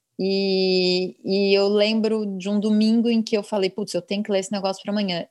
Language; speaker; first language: Portuguese; native; Portuguese